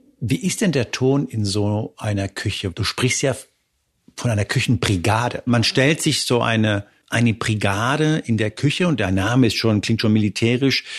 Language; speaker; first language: German; early bilingual, other home language; Spanish